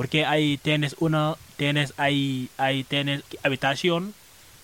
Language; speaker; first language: Spanish; non-native, learner; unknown